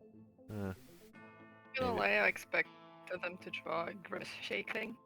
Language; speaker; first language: English; native; English